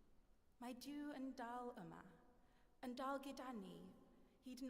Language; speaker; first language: Welsh; non-native, fluent; English